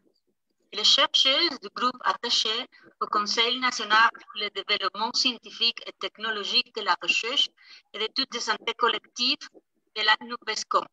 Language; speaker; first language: French; non-native, fluent; Spanish